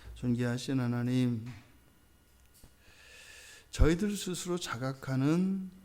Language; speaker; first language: Korean; native; Korean